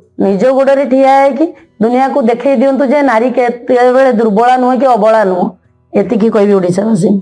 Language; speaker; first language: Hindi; non-native, local second language; Odia